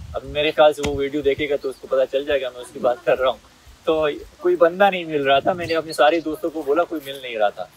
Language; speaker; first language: Hindi; non-native, local second language; Pashto